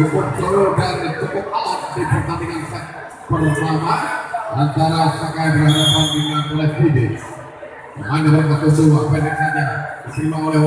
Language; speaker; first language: Indonesian; non-native, local second language; Achinese